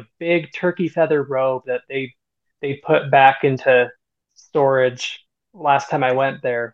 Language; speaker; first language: English; native; English